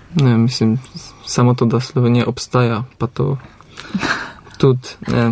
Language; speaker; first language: Slovenian; non-native, learner; Polish